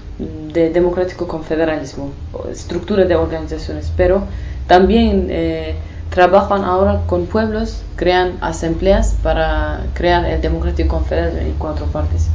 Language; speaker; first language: Spanish; non-native, learner; Kurdish